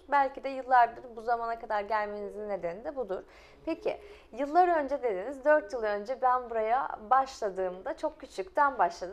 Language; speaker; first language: Turkish; native; Turkish